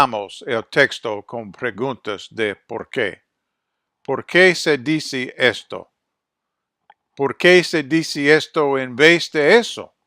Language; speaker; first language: Spanish; non-native, fluent; English